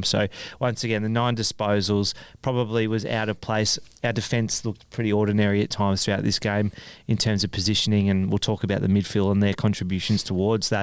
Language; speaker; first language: English; native; English